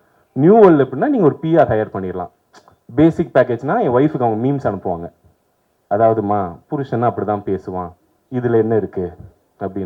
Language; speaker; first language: Tamil; native; Tamil